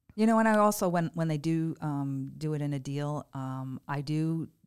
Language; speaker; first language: English; native; English